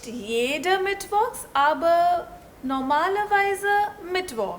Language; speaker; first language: German; non-native, learner; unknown